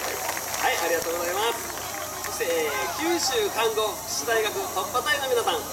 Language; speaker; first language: Japanese; native; Japanese